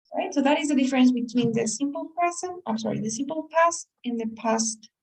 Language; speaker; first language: English; non-native, fluent; Spanish